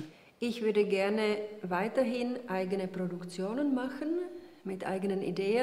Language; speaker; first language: German; early bilingual, heritage; Czech